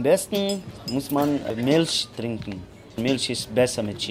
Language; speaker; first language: German; non-native, learner; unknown